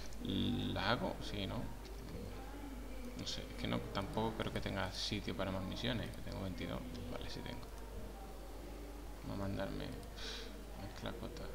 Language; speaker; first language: Spanish; native; Spanish